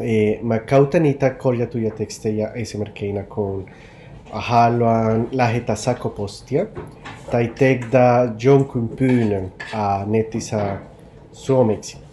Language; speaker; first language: Finnish; non-native, learner; Spanish